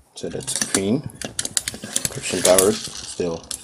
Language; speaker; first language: English; non-native, local second language; Cebuano